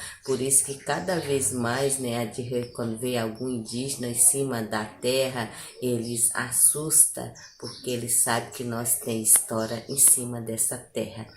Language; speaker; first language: Portuguese; non-native, local second language; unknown